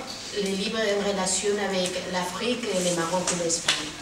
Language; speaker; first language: French; non-native, fluent; Spanish